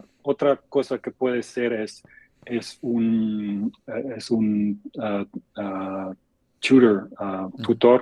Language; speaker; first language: Spanish; non-native, fluent; German